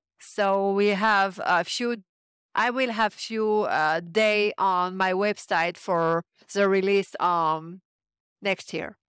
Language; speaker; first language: English; non-native, fluent; French